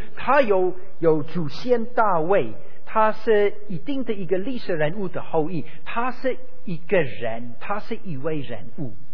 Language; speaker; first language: Chinese; non-native, fluent; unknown